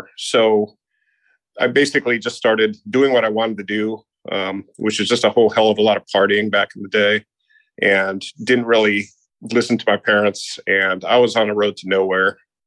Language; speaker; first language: English; native; English